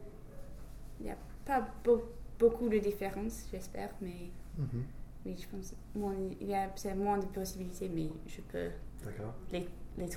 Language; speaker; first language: French; non-native, fluent; English